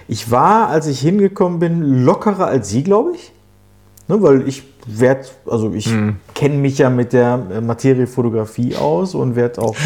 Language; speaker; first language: German; early bilingual, other home language; Turkish